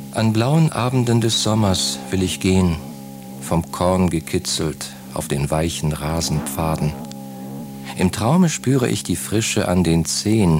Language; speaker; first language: German; native; German